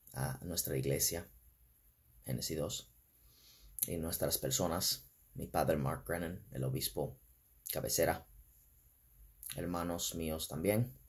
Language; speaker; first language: Spanish; non-native, fluent; English